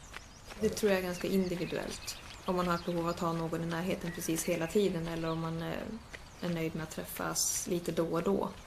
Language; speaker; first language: Swedish; native; Swedish